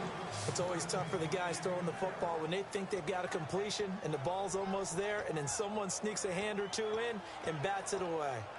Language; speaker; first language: English; native; English